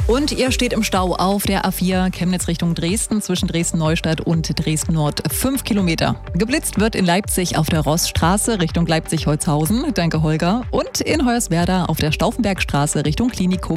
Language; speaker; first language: German; native; German